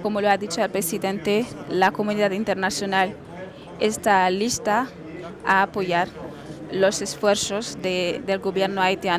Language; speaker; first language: Spanish; non-native, fluent; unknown